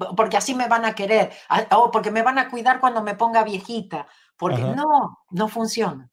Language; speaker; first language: Spanish; native; Spanish